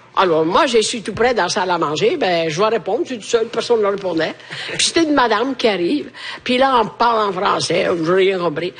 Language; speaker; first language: French; non-native, fluent; Italian